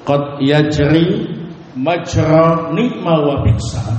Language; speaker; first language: Arabic; non-native, fluent; Indonesian